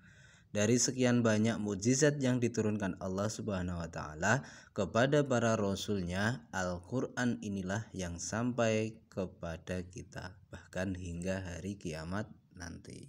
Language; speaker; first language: Indonesian; native; Indonesian